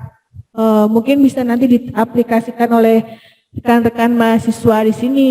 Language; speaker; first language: Indonesian; native; Indonesian